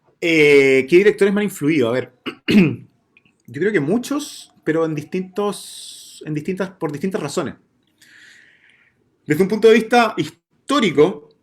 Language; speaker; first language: Spanish; native; Spanish